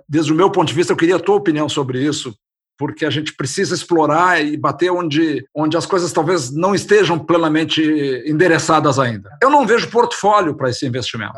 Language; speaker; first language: Portuguese; native; Portuguese